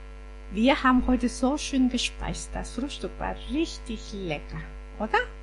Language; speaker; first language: German; non-native, fluent; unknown